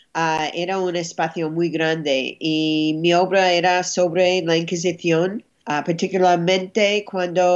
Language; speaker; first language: Spanish; non-native, fluent; English